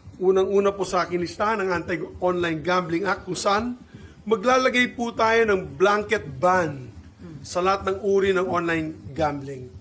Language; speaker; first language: Filipino; non-native, local second language; Cebuano